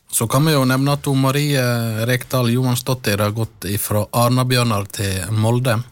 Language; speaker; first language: Norwegian; native; Norwegian